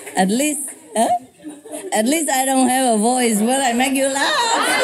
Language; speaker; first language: English; non-native, fluent; Vietnamese